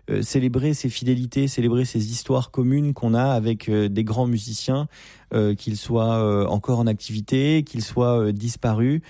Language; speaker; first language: French; native; French